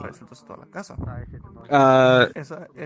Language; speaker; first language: Spanish; native; Spanish